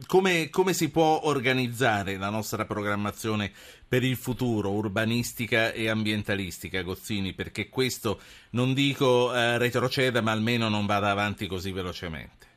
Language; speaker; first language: Italian; native; Italian